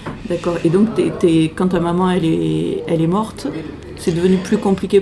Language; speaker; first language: French; native; French